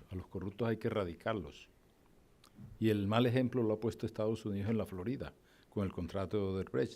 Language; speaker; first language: Spanish; native; Spanish